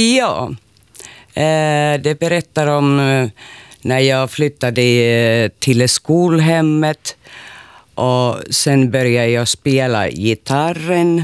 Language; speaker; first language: Swedish; non-native, local second language; Finnish